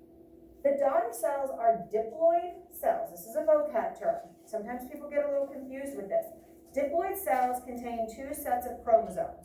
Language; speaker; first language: English; native; English